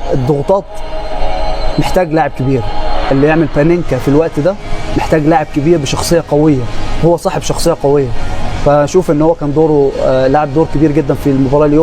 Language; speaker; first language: Arabic; native; Arabic